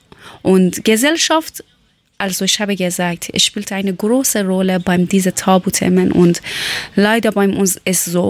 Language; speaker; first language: German; non-native, learner; Persian